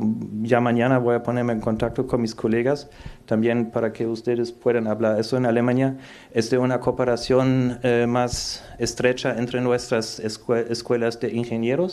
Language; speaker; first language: Spanish; non-native, fluent; German